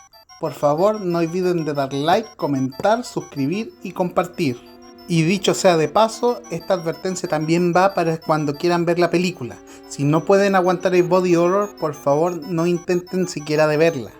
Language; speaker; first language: Spanish; native; Spanish